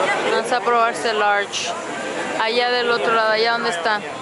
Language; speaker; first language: Spanish; early bilingual, heritage; Spanish